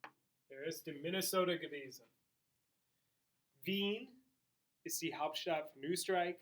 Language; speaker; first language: German; non-native, fluent; English